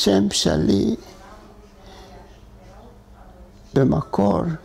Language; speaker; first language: Hebrew; non-native, fluent; Hungarian